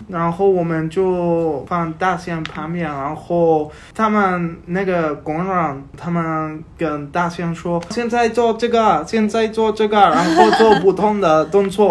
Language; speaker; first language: Chinese; non-native, learner; Spanish